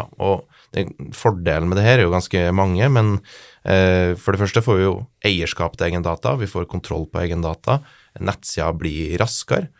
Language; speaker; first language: Norwegian; native; Norwegian